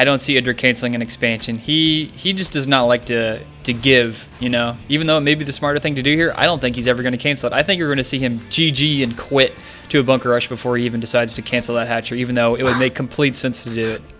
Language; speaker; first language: English; native; English